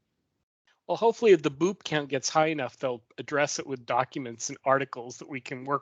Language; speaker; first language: English; native; English